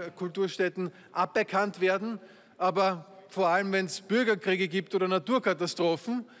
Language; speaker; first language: German; native; German